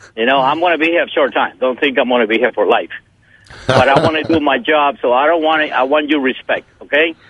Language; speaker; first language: English; non-native, fluent; Spanish